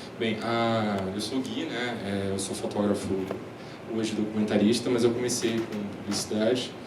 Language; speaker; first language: Portuguese; native; Portuguese